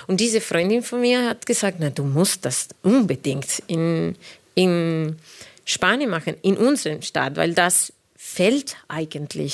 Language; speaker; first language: German; non-native, fluent; Spanish